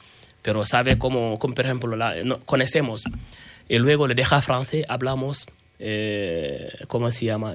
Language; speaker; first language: Spanish; non-native, learner; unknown